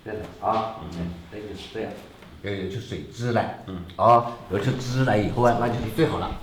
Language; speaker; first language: Chinese; native; Chinese